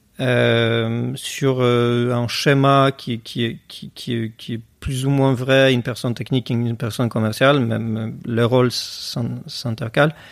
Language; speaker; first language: French; non-native, fluent; Polish